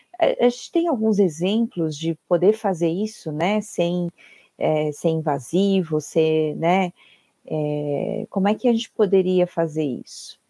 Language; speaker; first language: Portuguese; native; Portuguese